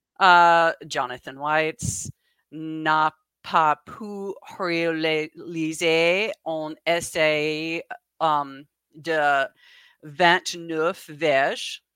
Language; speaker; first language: French; non-native, learner; English